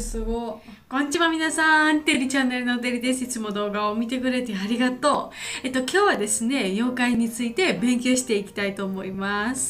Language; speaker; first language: Japanese; non-native, learner; Georgian